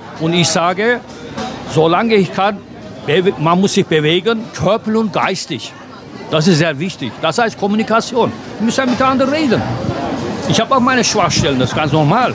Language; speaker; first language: German; non-native, fluent; Turkish